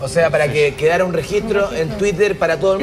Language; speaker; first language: Spanish; native; Spanish